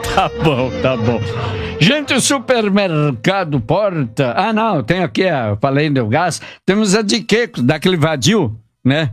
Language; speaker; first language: Portuguese; native; Portuguese